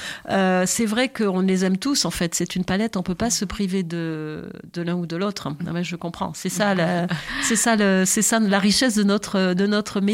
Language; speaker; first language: French; native; French